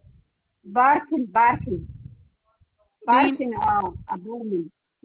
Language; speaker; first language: English; non-native, learner; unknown